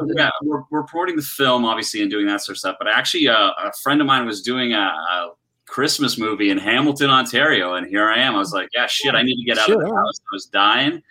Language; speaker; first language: English; native; English